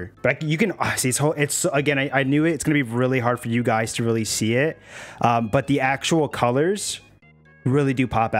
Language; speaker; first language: English; native; English